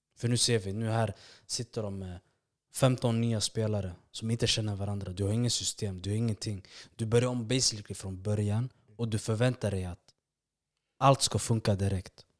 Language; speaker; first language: Swedish; early bilingual, other home language; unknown